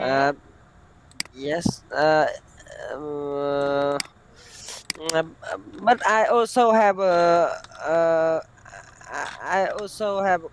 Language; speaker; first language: English; non-native, learner; Vietnamese